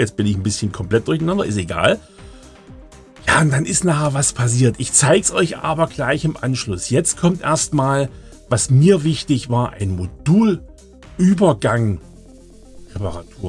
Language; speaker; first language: German; native; German